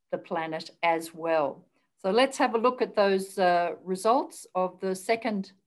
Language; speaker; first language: English; native; English